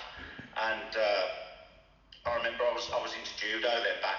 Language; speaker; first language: English; native; English